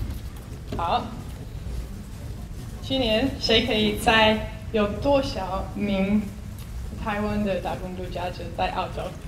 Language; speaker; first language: Chinese; non-native, fluent; English